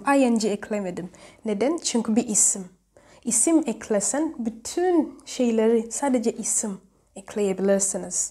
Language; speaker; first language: Turkish; non-native, learner; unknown